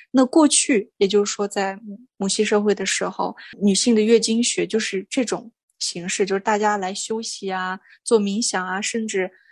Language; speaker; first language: Chinese; non-native, local second language; Mongolian